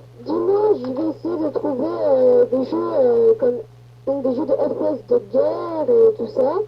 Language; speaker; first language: French; native; French